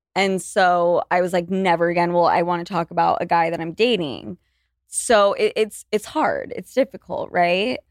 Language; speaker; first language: English; native; English